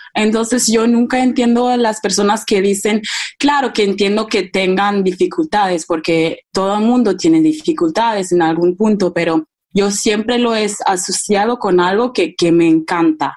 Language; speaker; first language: Spanish; non-native, fluent; German